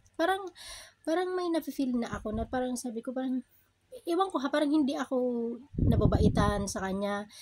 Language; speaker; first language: Filipino; native; Filipino